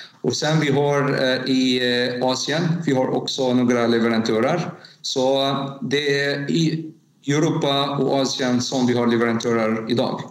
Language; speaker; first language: Swedish; non-native, learner; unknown